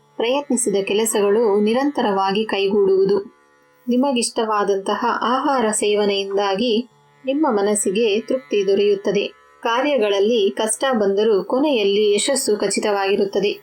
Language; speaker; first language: Kannada; native; Kannada